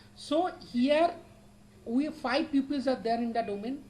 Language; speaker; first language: English; non-native, local second language; Bangla